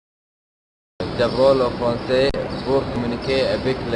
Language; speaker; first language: French; non-native, learner; Arabic